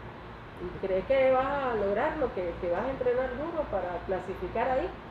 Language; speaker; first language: Spanish; native; Spanish